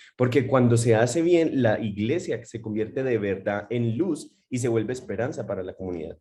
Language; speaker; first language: Spanish; native; Spanish